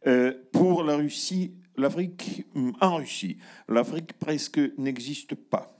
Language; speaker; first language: French; non-native, learner; Russian